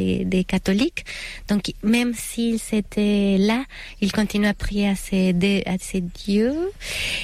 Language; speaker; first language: French; non-native, fluent; Spanish